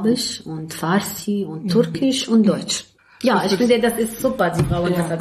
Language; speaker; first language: German; non-native, learner; Arabic